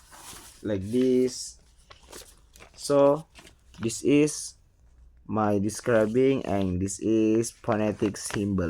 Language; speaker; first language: English; non-native, learner; Indonesian